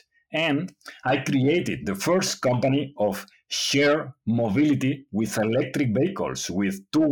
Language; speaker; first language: English; non-native, fluent; Spanish